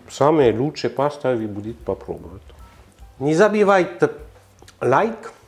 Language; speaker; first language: Russian; non-native, learner; French